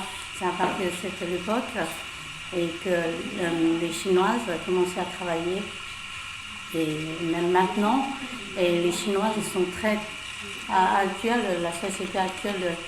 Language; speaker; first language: French; non-native, fluent; Chinese